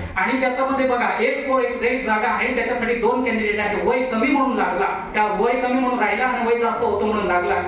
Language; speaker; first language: Marathi; non-native, local second language; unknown